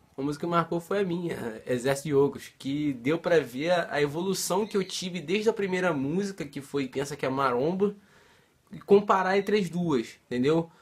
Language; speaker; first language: Portuguese; native; Portuguese